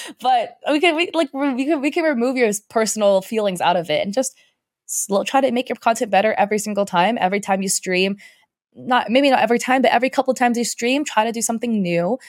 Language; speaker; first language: English; early bilingual, other home language; Chinese